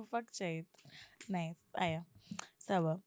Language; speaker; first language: English; non-native, local second language; Swahili